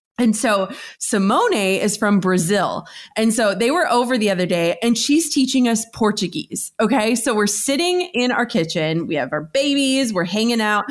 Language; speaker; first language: English; native; English